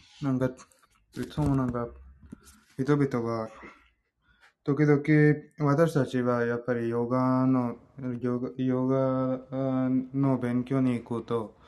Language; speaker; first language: Japanese; non-native, learner; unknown